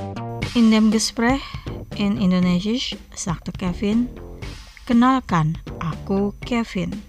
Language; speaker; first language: German; non-native, fluent; Indonesian